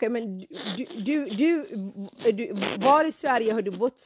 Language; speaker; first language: Swedish; non-native, fluent; Somali